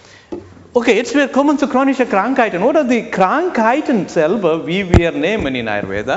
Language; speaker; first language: German; non-native, learner; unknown